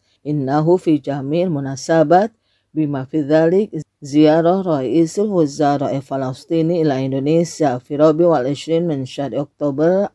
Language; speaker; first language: Arabic; non-native, fluent; Indonesian